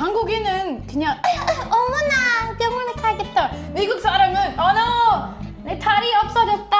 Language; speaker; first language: Korean; non-native, fluent; English